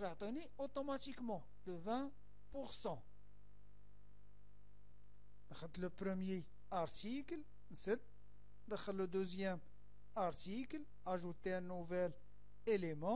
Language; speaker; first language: French; non-native, local second language; Arabic